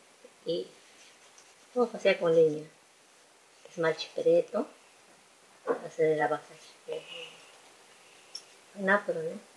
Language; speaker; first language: Spanish; non-native, learner; Portuguese